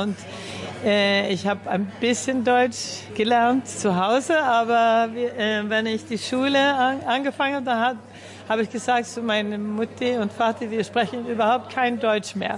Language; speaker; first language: German; early bilingual, heritage; German